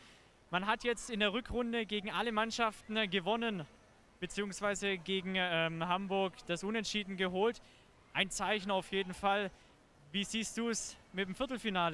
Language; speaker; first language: German; native; German